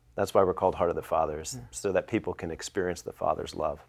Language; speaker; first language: English; native; English